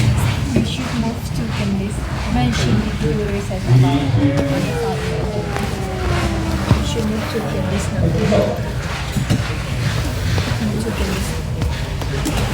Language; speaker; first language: English; non-native, learner; Malay